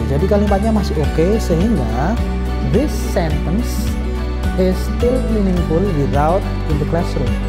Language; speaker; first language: English; non-native, fluent; Indonesian